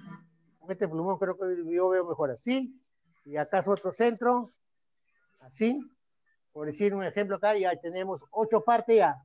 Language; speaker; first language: Spanish; native; Spanish